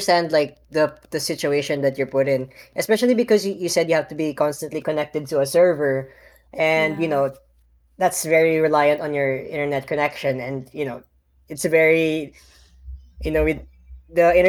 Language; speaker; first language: English; non-native, local second language; Filipino